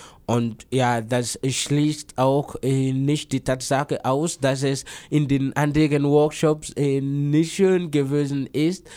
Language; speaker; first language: German; non-native, fluent; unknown